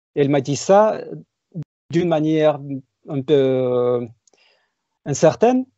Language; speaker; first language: French; non-native, fluent; Russian